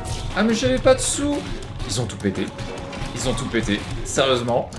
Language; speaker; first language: French; native; French